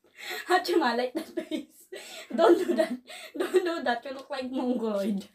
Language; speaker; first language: English; non-native, local second language; Filipino